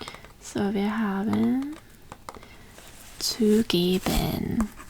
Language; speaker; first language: German; non-native, learner; English